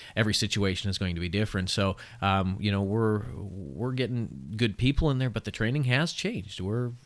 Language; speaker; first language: English; native; English